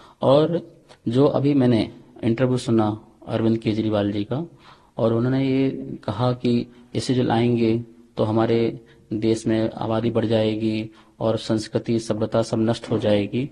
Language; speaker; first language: Hindi; native; Hindi